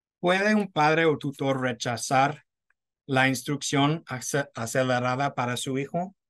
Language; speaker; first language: Spanish; non-native, fluent; English